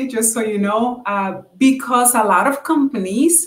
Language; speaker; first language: English; non-native, fluent; Spanish